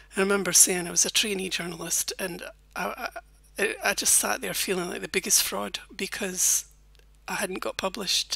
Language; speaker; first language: English; native; English